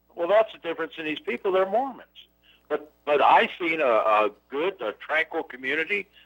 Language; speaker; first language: English; native; English